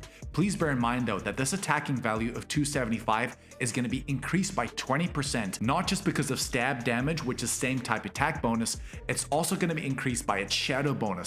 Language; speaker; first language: English; native; English